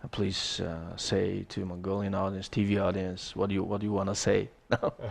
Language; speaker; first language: English; non-native, learner; Mongolian